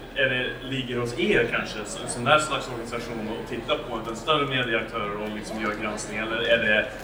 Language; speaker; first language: Swedish; non-native, fluent; English